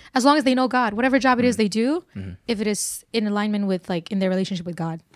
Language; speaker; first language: English; early bilingual, other home language; Burmese